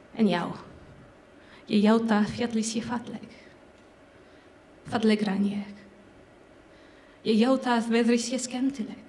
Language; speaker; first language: Icelandic; non-native, learner; French